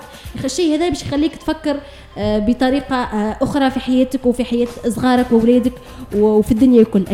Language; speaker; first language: Arabic; native; Arabic